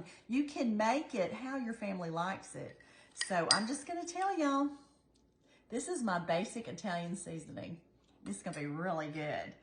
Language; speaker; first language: English; native; English